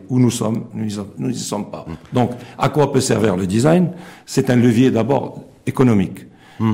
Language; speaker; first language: French; non-native, local second language; Arabic